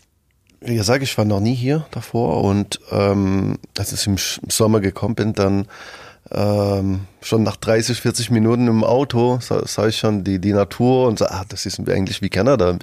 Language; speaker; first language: German; non-native, fluent; French